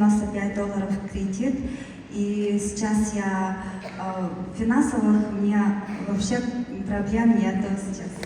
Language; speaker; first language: Russian; non-native, learner; Mongolian